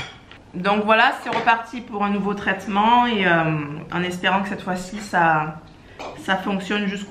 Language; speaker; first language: French; native; French